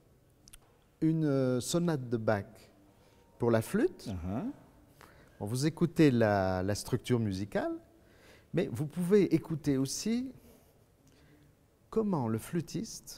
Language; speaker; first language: French; native; French